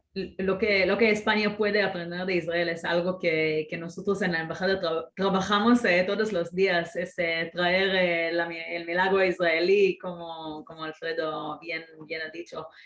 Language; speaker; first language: Spanish; non-native, fluent; Hebrew